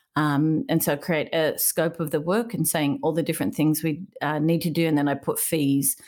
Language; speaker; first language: English; native; English